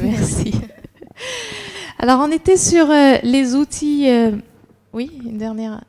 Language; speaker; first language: French; non-native, local second language; Arabic